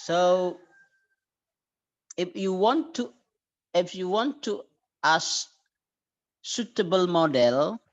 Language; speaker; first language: English; non-native, fluent; Indonesian